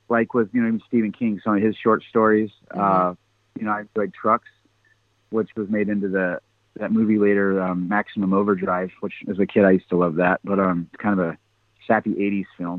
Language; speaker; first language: English; native; English